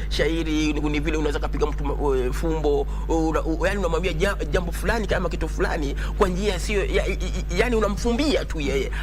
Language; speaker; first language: Swahili; native; Swahili